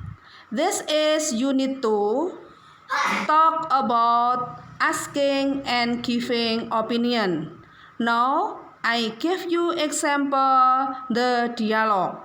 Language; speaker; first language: English; non-native, learner; Indonesian